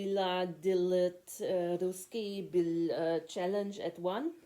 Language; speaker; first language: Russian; non-native, learner; German